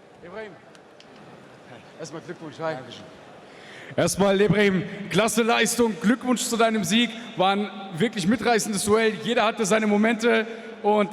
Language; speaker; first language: German; native; German